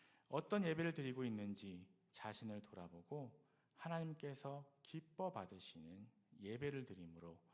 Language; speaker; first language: Korean; native; Korean